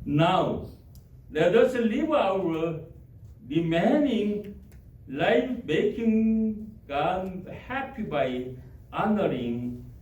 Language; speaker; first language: English; non-native, learner; Korean